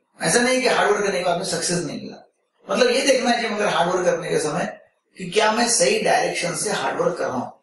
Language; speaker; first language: Hindi; non-native, local second language; Marathi